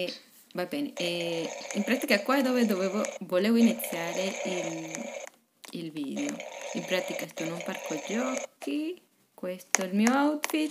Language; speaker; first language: Italian; non-native, fluent; Spanish